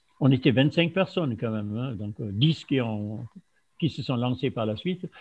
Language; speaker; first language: French; non-native, fluent; German